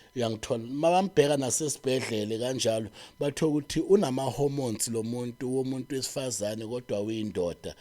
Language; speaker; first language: Zulu; native; Zulu